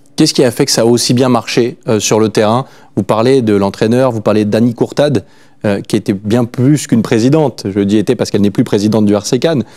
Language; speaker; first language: French; native; French